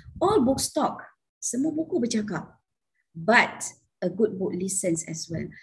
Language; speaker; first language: English; non-native, local second language; Malay